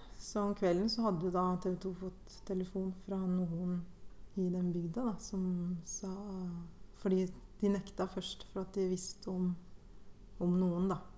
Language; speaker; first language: Norwegian; native; Norwegian